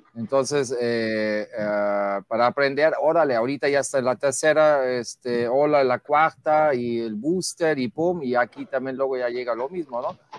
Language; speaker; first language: Spanish; non-native, fluent; German